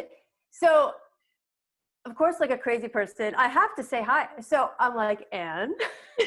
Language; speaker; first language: English; native; English